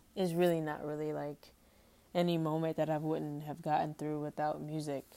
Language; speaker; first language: English; native; English